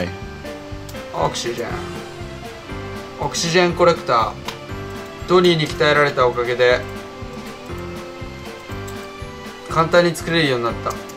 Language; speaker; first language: Japanese; native; Japanese